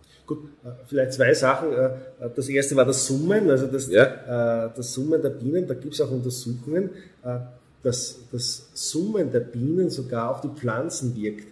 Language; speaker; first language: German; native; German